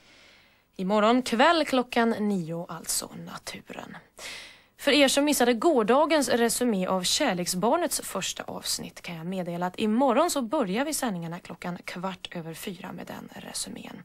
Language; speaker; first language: Swedish; native; Swedish